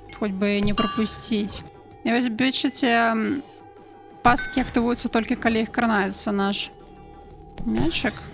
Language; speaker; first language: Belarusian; non-native, local second language; Russian